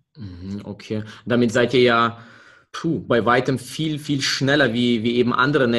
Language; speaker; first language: German; native; German